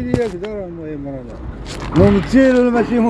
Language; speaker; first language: Arabic; native; Arabic